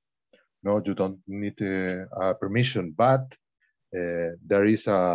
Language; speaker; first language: English; non-native, learner; Spanish